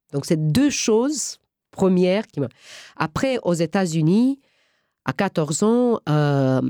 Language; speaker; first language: French; non-native, fluent; Romanian